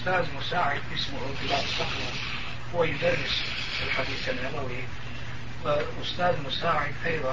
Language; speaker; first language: Arabic; non-native, fluent; Turkish